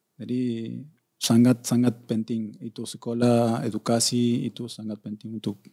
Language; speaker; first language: Indonesian; non-native, fluent; Spanish